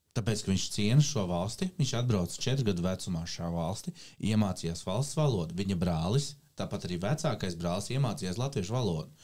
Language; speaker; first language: Latvian; native; Latvian